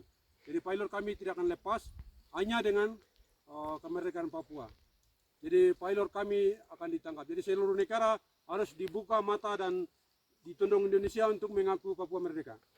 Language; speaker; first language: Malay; non-native, local second language; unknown